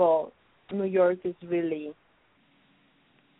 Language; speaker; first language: English; non-native, fluent; Italian